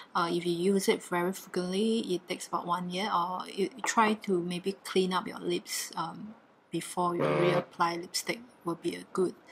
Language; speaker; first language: English; non-native, local second language; Chinese